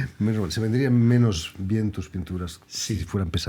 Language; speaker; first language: Spanish; native; Spanish